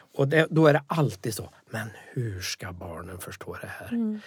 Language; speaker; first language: Swedish; native; Swedish